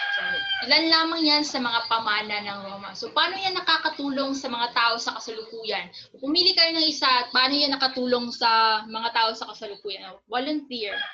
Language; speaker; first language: Filipino; native; Filipino